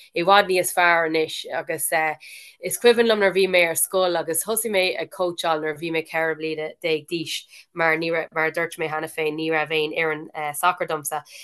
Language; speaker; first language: Irish; non-native, local second language; English